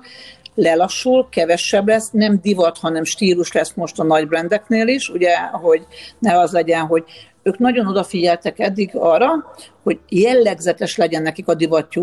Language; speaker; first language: Hungarian; native; Hungarian